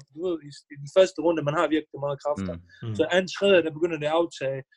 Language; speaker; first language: Danish; early bilingual, other home language; Bosnian